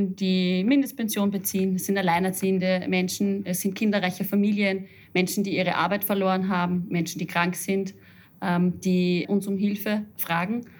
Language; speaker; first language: German; native; German